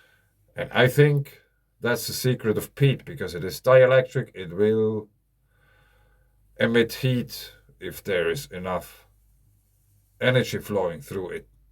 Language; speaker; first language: English; non-native, fluent; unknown